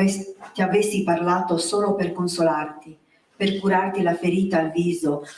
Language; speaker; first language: Italian; native; Italian